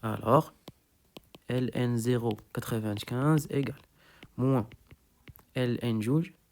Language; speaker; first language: French; non-native, local second language; Arabic